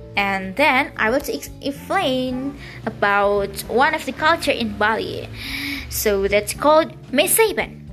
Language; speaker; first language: English; non-native, learner; Indonesian